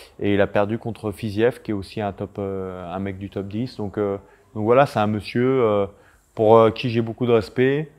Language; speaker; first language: French; native; French